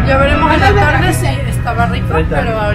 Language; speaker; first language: Spanish; non-native, fluent; French